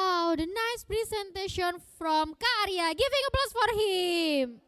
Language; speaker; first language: English; non-native, fluent; Indonesian